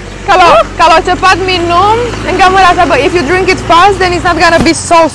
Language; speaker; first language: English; non-native, fluent; Romanian